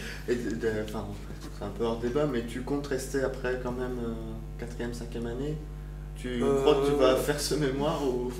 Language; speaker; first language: French; native; French